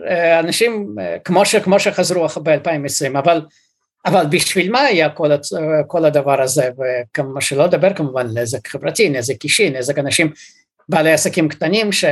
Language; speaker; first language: Hebrew; early bilingual, other home language; Russian